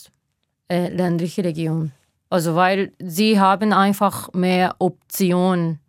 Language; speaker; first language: German; non-native, fluent; Japanese